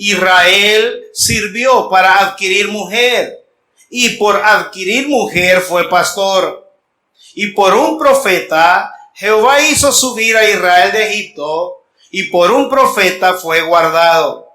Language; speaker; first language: Spanish; native; Spanish